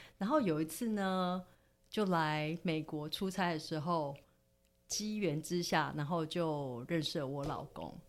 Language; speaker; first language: Chinese; native; Chinese